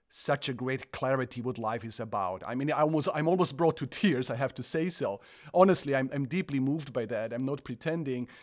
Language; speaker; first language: English; non-native, fluent; Croatian